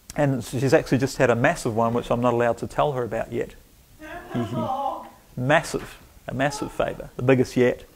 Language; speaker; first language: English; native; English